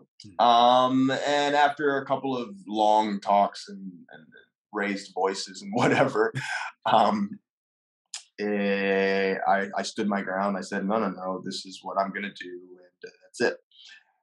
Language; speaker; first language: English; non-native, fluent; French